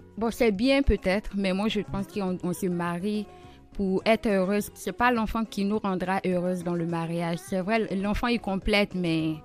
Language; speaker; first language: French; non-native, local second language; Soninke